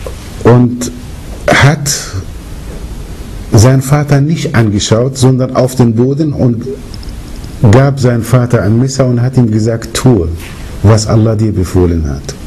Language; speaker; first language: German; early bilingual, other home language; Arabic